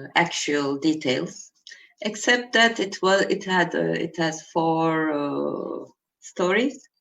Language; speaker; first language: English; non-native, fluent; Turkish